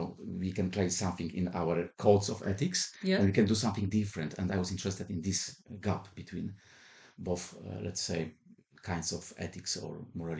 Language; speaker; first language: English; non-native, fluent; Polish